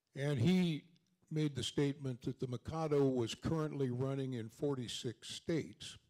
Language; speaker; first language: English; native; English